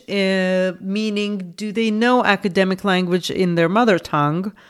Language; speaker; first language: English; non-native, fluent; Lithuanian